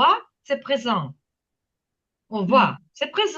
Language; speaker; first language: French; non-native, fluent; Ukrainian